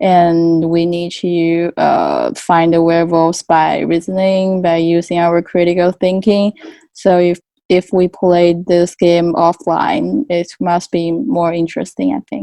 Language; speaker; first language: English; non-native, fluent; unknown